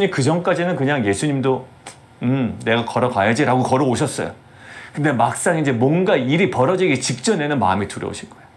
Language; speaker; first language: Korean; native; Korean